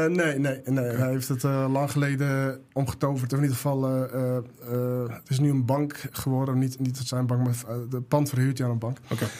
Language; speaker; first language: Dutch; early bilingual, other home language; Arabic